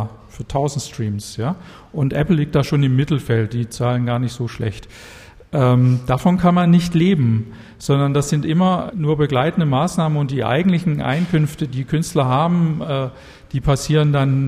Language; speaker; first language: German; native; German